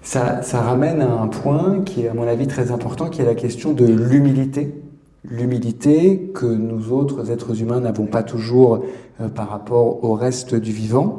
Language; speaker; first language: French; native; French